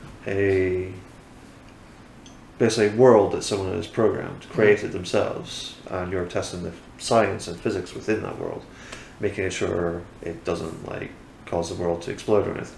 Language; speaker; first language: English; native; English